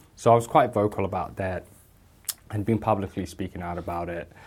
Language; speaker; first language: English; native; English